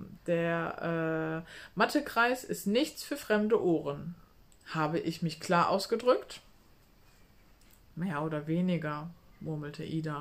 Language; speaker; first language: German; native; German